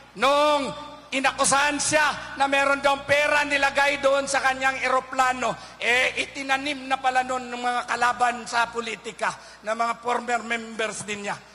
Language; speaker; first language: Filipino; non-native, local second language; Cebuano